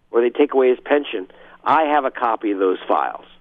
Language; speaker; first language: English; native; English